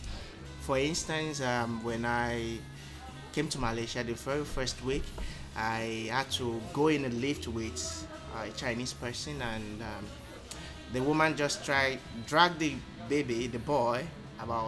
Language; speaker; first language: English; non-native, local second language; Yoruba